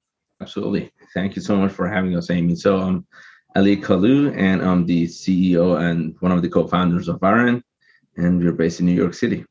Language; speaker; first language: English; non-native, fluent; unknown